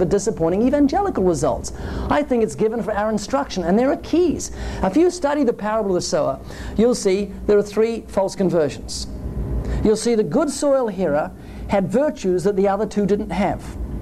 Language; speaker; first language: English; native; English